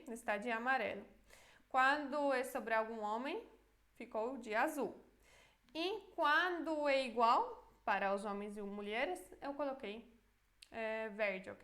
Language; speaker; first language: Portuguese; non-native, fluent; Polish